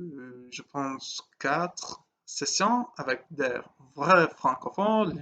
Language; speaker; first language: French; non-native, learner; English